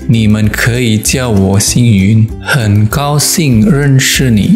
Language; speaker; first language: Chinese; non-native, fluent; Indonesian